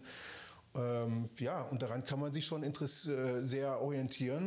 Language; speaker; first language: German; native; German